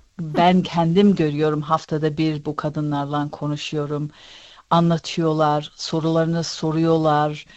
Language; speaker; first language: Turkish; early bilingual, heritage; Turkish